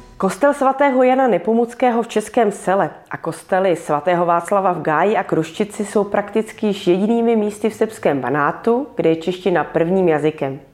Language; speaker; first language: Czech; early bilingual, heritage; Czech